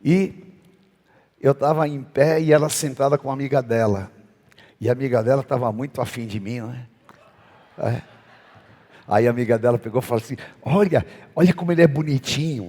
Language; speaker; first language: Portuguese; native; Portuguese